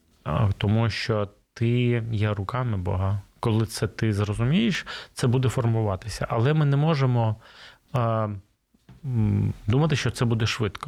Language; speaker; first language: Ukrainian; non-native, local second language; Russian